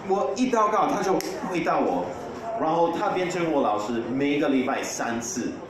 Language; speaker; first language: Chinese; non-native, fluent; English